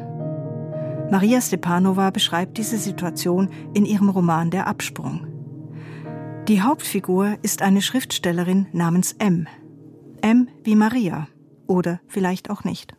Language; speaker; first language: German; native; German